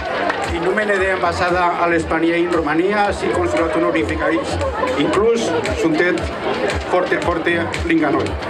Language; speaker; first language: Romanian; non-native, learner; Spanish